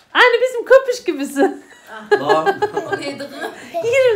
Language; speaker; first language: Turkish; native; Turkish